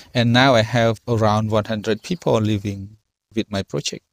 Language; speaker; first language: English; non-native, learner; Khmer